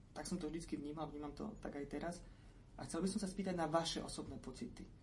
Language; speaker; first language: Slovak; native; Slovak